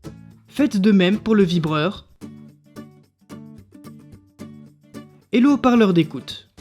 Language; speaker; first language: French; native; French